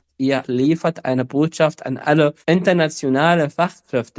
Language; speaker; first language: German; non-native, fluent; Arabic